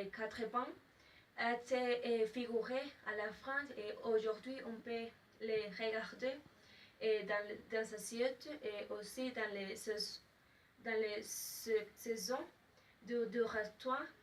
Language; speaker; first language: French; non-native, learner; Spanish